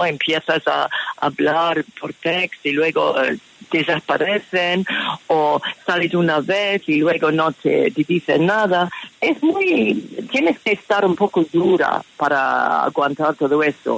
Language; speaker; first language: Spanish; non-native, fluent; English